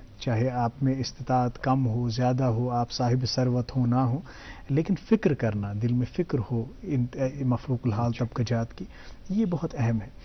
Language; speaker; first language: Urdu; non-native, local second language; Kashmiri